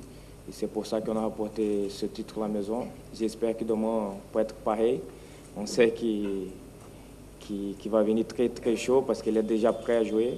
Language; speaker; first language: French; non-native, fluent; Portuguese